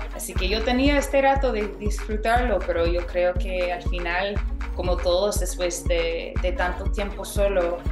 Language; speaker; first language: Spanish; non-native, fluent; English